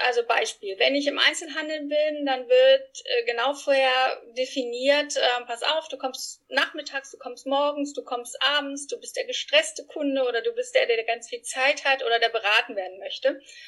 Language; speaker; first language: German; non-native, fluent; Spanish